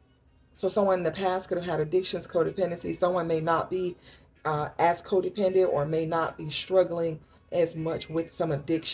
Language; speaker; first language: English; native; English